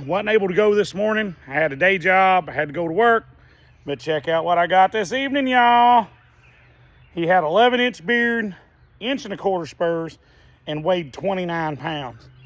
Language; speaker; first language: English; native; English